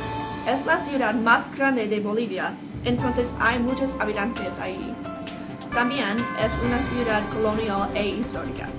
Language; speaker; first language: Spanish; non-native, learner; English